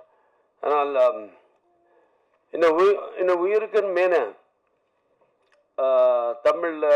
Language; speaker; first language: Tamil; non-native, learner; Telugu